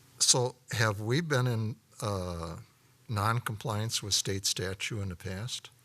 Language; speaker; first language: English; native; English